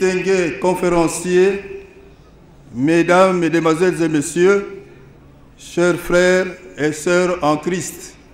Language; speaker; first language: French; non-native, local second language; Lingala